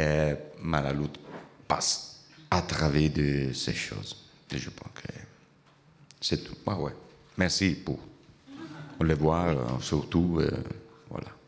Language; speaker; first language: French; non-native, learner; Italian